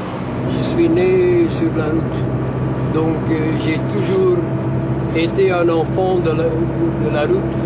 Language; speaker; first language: French; non-native, local second language; Dutch